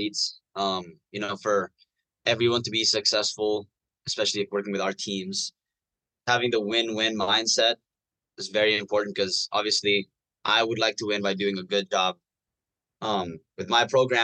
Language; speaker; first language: English; non-native, local second language; Filipino